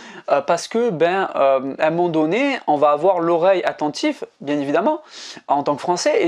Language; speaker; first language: French; native; French